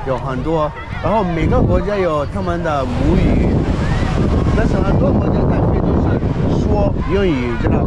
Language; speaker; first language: Chinese; non-native, learner; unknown